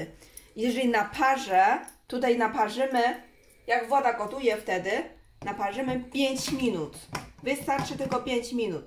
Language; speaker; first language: Polish; non-native, learner; Chinese